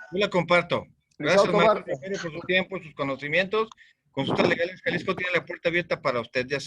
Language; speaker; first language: Spanish; native; Spanish